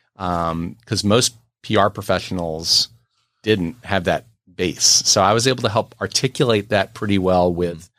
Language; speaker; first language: English; native; English